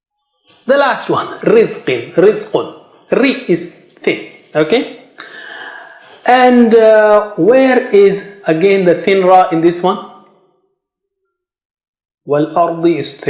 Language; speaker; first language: English; non-native, fluent; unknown